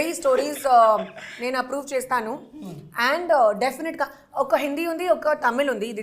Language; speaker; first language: Telugu; non-native, local second language; Hindi